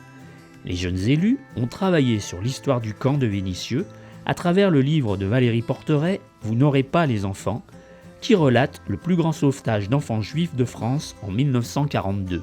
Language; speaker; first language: French; native; French